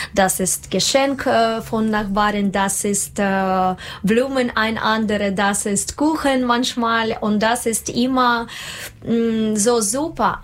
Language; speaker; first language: German; non-native, learner; Russian